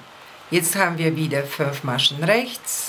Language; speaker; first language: German; non-native, fluent; Polish